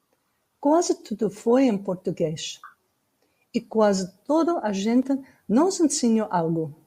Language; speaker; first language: Portuguese; non-native, learner; English